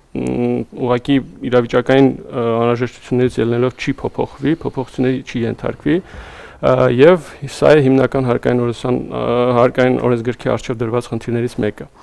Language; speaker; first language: Armenian; native; Armenian